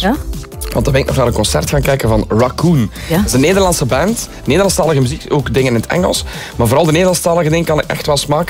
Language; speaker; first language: Dutch; native; Dutch